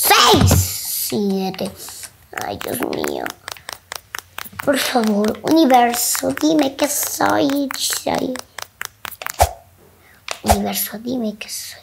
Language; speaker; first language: Spanish; native; Spanish